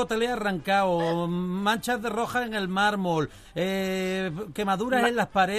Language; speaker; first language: Spanish; native; Spanish